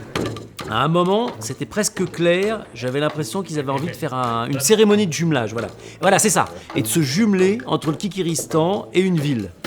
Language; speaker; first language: French; native; French